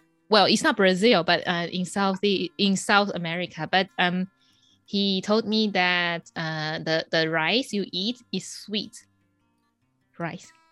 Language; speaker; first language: English; non-native, fluent; Chinese